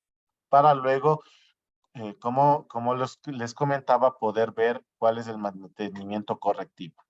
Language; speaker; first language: Spanish; native; Spanish